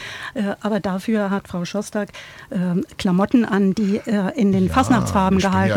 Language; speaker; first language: German; native; German